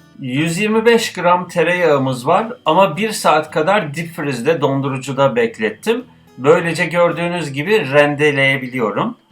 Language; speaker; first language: Turkish; native; Turkish